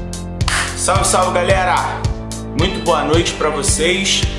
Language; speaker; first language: Portuguese; native; Portuguese